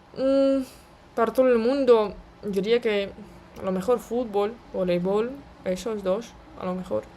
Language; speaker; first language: Spanish; non-native, fluent; Russian